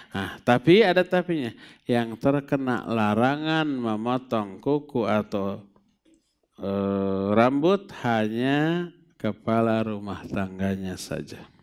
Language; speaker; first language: Indonesian; non-native, local second language; Sundanese